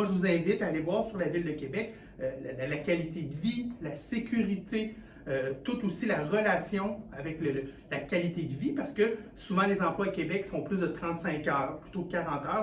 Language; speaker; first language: French; native; French